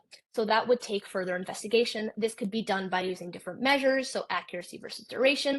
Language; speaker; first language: English; native; English